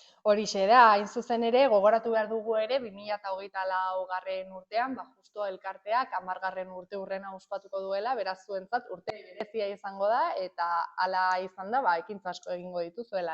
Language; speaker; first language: Basque; native; Basque